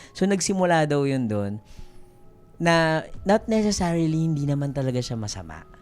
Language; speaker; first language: Filipino; non-native, local second language; Aklanon